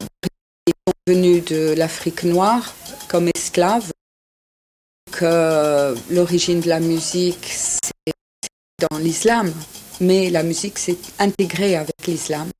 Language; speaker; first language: French; non-native, fluent; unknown